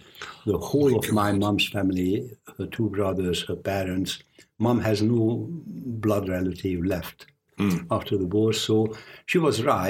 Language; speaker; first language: English; non-native, fluent; Hungarian